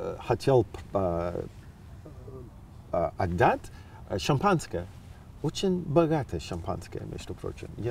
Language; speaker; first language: Russian; non-native, fluent; English